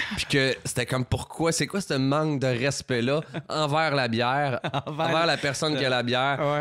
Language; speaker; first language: French; native; French